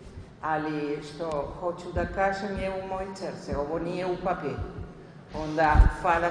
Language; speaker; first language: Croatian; early bilingual, heritage; Spanish